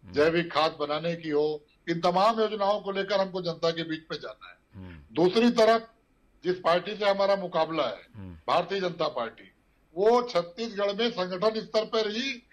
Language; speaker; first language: Hindi; native; Hindi